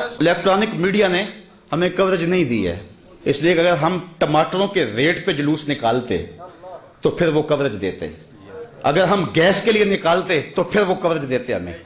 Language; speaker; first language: Urdu; non-native, local second language; Punjabi